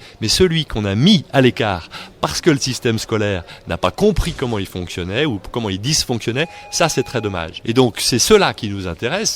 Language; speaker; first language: French; native; French